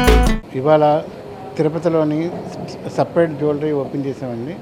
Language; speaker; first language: Telugu; native; Telugu